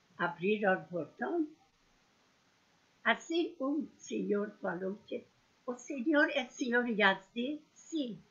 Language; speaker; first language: Portuguese; non-native, learner; Persian